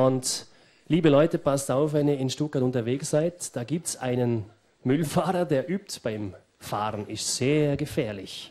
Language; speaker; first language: German; native; German